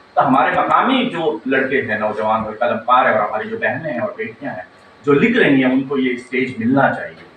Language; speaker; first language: Urdu; non-native, local second language; Konkani